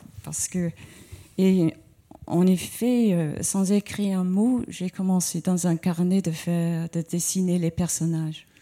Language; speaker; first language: French; non-native, fluent; English